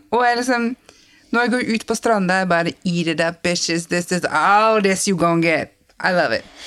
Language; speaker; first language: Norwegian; non-native, fluent; English